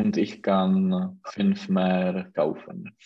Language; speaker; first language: German; non-native, learner; Czech